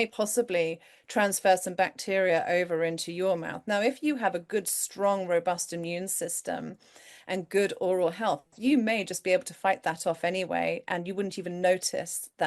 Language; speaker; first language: English; native; English